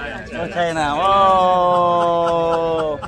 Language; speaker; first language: English; non-native, learner; Indonesian